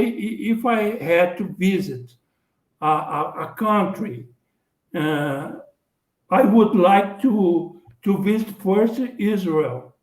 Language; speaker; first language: English; non-native, learner; Portuguese